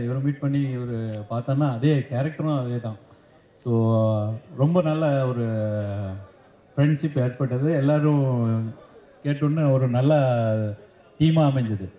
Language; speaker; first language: Tamil; early bilingual, heritage; Tamil